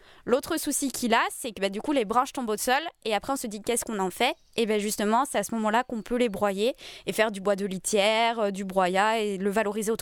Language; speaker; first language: French; native; French